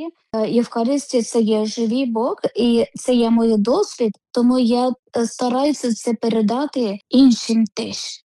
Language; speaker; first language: Ukrainian; non-native, learner; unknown